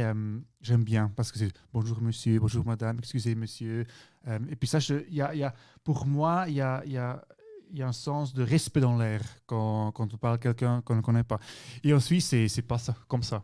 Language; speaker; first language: French; non-native, local second language; German